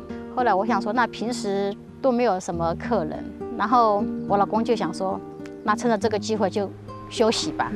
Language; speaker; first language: Chinese; native; Chinese